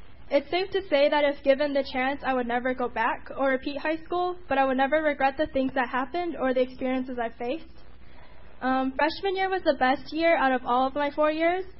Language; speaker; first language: English; early bilingual, other home language; Chinese